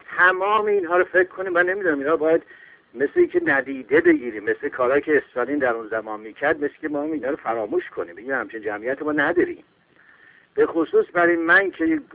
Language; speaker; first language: Persian; non-native, local second language; Azerbaijani